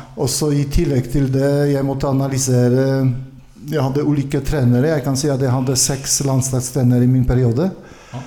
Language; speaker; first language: Swedish; non-native, fluent; Polish